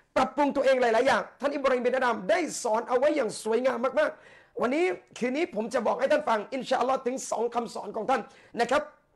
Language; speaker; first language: Thai; non-native, local second language; Malay